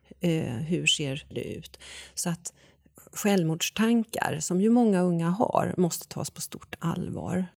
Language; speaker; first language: Swedish; native; Swedish